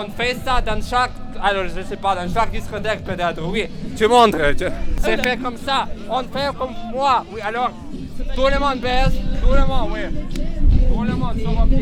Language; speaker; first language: French; non-native, learner; Chinese